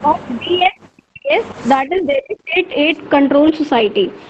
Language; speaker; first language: English; non-native, local second language; Hindi